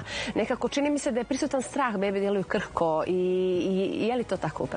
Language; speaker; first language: Serbian; native; Serbian